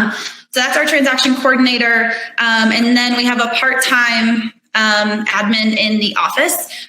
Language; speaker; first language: English; native; English